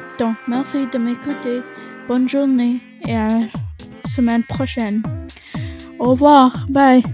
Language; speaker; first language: French; non-native, local second language; English